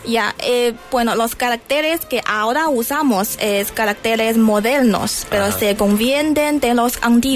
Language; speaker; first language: Spanish; non-native, learner; Chinese